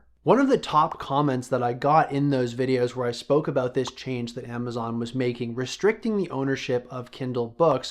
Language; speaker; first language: English; native; English